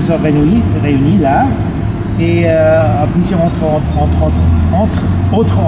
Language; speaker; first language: French; non-native, learner; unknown